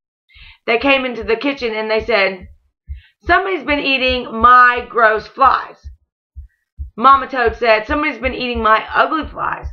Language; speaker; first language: English; native; English